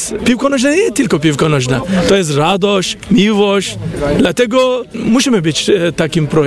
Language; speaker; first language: Polish; non-native, learner; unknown